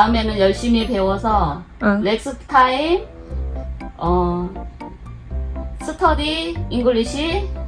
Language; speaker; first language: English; non-native, learner; Korean